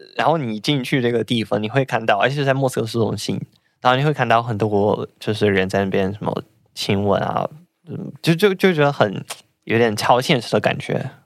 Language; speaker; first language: Chinese; non-native, fluent; Russian